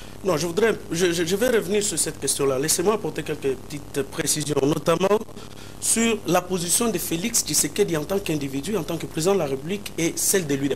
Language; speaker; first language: French; non-native, local second language; Lingala